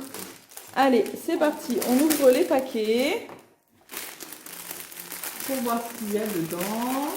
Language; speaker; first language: French; native; French